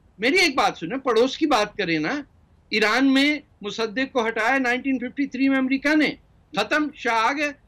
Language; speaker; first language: Urdu; non-native, local second language; Punjabi